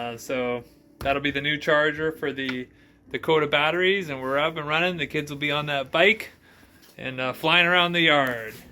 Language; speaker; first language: English; native; English